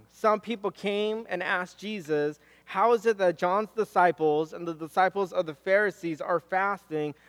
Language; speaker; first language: English; native; English